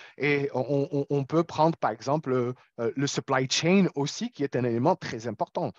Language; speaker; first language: French; non-native, local second language; Arabic